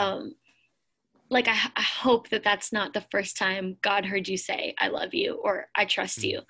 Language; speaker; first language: English; native; English